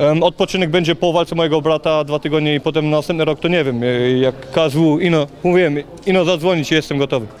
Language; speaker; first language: Polish; early bilingual, heritage; Polish